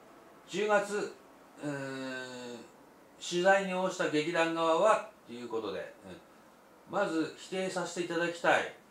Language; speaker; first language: Japanese; native; Japanese